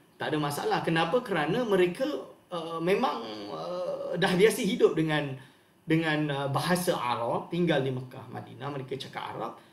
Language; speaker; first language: Malay; native; Malay